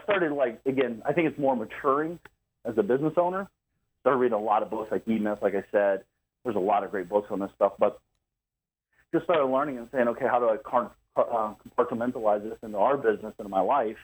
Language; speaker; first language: English; native; English